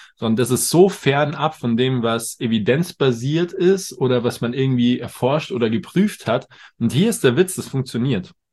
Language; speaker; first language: German; native; German